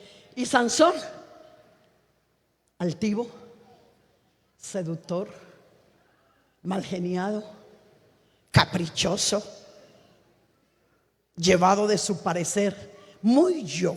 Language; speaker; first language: Spanish; native; Spanish